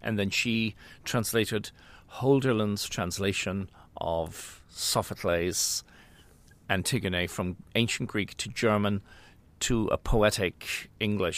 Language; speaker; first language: English; native; English